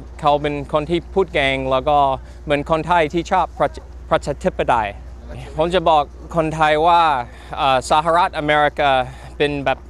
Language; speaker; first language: Thai; non-native, fluent; English